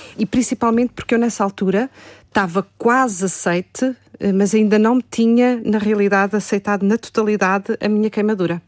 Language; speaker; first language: Portuguese; native; Portuguese